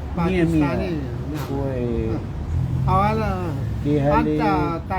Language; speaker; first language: Arabic; non-native, learner; Pashto